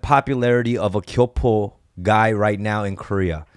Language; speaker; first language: English; early bilingual, other home language; Korean